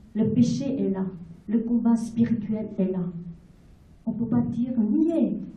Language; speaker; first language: French; non-native, fluent; Vietnamese